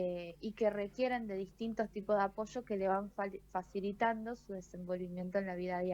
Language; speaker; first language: Spanish; native; Spanish